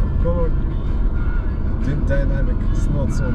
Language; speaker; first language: English; non-native, learner; German